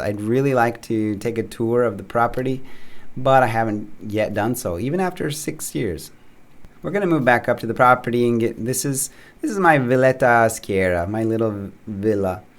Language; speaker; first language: English; native; English